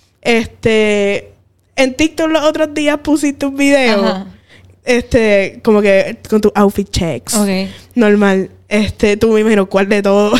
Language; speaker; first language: Spanish; native; Spanish